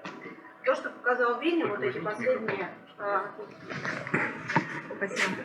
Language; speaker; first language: Russian; native; Russian